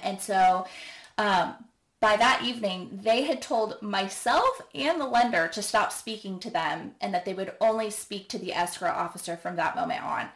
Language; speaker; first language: English; native; English